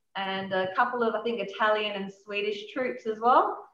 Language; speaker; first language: English; native; English